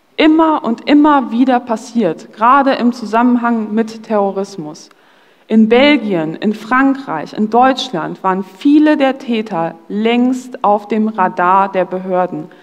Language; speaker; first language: German; early bilingual, other home language; Polish